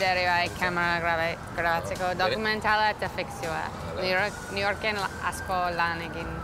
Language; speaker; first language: Basque; non-native, learner; English